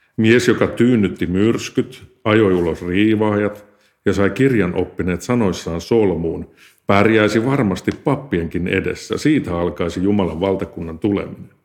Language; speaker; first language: Finnish; native; Finnish